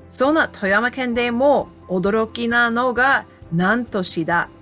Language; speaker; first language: Japanese; non-native, fluent; English